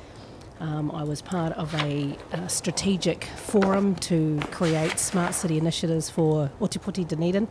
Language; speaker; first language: English; native; English